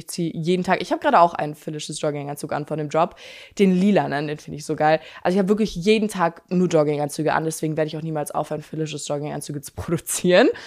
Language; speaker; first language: German; native; German